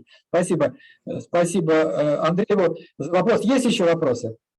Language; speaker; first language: Russian; native; Russian